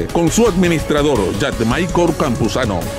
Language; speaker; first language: Spanish; native; Spanish